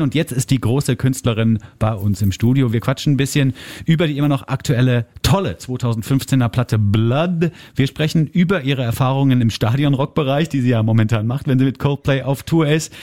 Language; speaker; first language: German; native; German